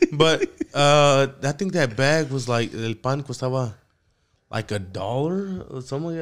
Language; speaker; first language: English; early bilingual, other home language; Spanish